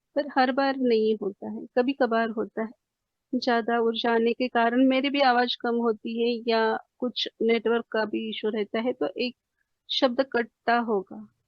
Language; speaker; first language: Hindi; non-native, local second language; Marathi